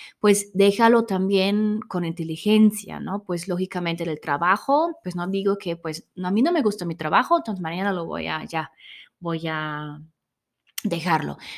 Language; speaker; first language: Spanish; non-native, learner; German